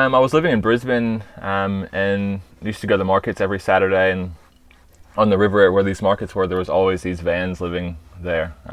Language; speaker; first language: English; early bilingual, other home language; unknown